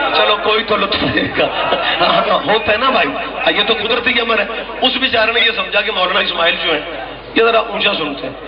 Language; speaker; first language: Urdu; non-native, local second language; Punjabi